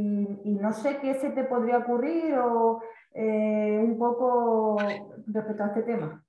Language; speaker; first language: Spanish; native; Spanish